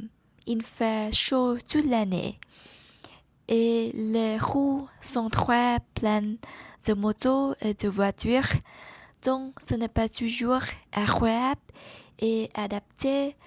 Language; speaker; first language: French; non-native, learner; Vietnamese